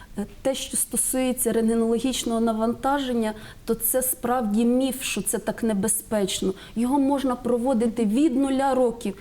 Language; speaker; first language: Ukrainian; native; Ukrainian